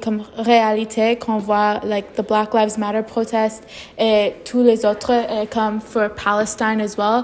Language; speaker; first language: French; non-native, learner; English